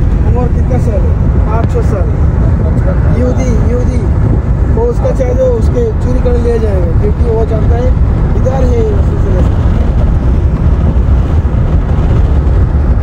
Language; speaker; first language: Hindi; non-native, learner; Bangla